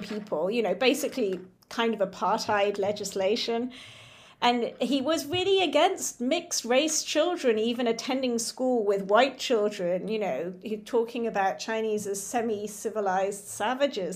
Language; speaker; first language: English; native; English